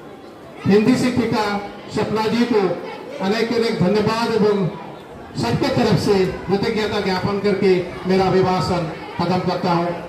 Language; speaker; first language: Hindi; non-native, local second language; Odia